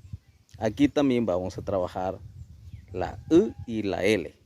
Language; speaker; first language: Spanish; non-native, local second language; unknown